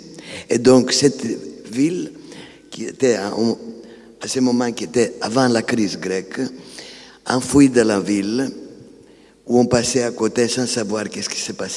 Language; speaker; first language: French; non-native, fluent; Greek